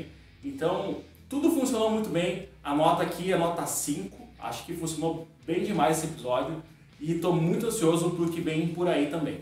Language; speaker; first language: Portuguese; native; Portuguese